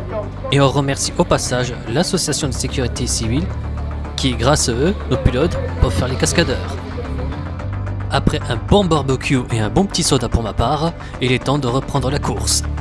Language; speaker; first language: French; native; French